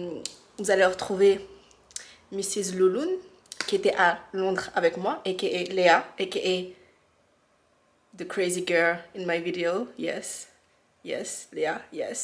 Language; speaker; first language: French; native; French